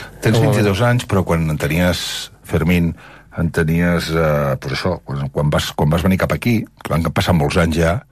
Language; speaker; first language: Catalan; native; Catalan